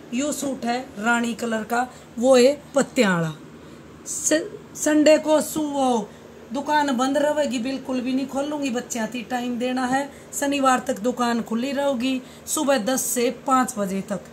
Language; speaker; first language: Hindi; non-native, local second language; Haryanvi